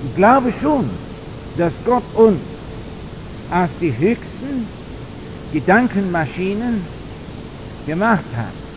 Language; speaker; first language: German; non-native, fluent; English